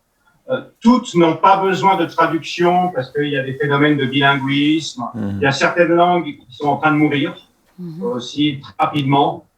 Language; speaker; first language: French; native; French